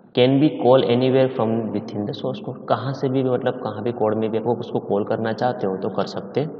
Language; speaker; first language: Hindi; non-native, local second language; Gujarati